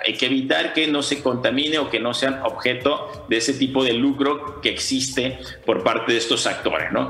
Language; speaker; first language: Spanish; native; Spanish